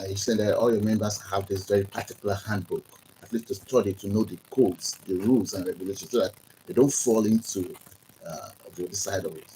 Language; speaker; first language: English; non-native, local second language; Yoruba